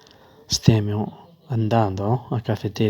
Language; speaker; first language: Italian; non-native, learner; Urdu